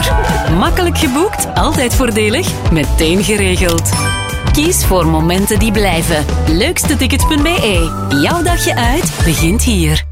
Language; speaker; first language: Dutch; native; Dutch